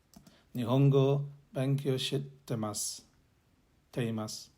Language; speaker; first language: Japanese; non-native, learner; English